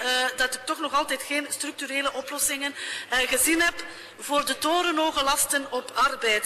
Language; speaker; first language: Dutch; native; Dutch